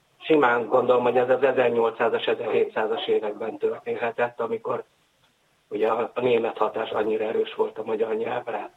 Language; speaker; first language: Hungarian; native; Hungarian